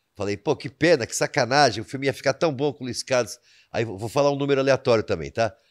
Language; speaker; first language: Portuguese; native; Portuguese